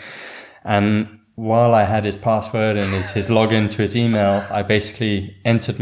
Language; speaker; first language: English; native; English